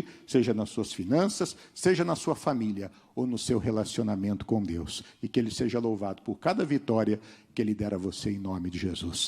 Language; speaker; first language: Portuguese; native; Portuguese